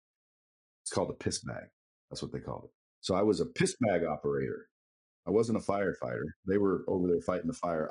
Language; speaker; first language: English; native; English